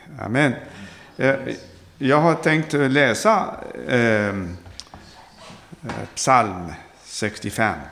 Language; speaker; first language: Swedish; non-native, fluent; Arabic